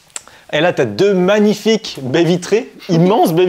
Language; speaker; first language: French; native; French